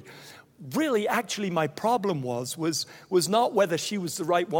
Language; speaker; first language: English; native; English